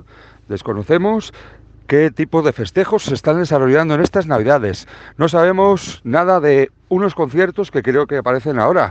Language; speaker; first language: Spanish; native; Spanish